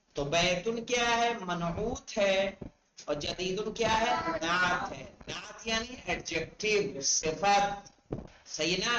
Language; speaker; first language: Urdu; native; Urdu